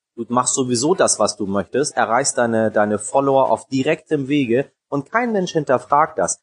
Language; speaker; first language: German; early bilingual, other home language; Persian